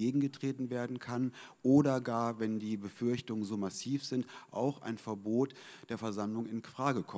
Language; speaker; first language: German; native; German